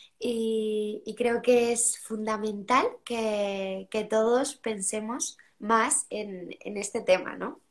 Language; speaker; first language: Spanish; native; Spanish